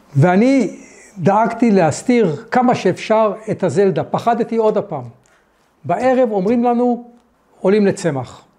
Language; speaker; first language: Hebrew; early bilingual, other home language; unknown